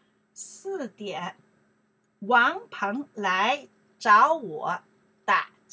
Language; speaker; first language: Chinese; non-native, learner; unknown